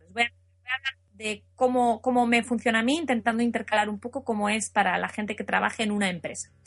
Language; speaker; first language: Spanish; native; Spanish